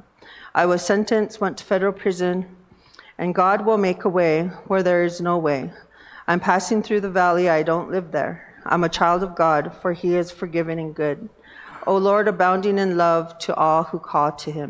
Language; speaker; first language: English; native; English